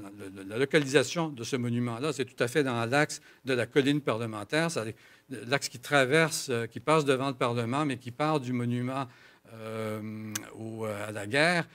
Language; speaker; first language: French; native; French